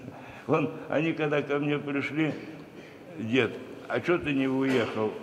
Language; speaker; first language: Russian; native; Russian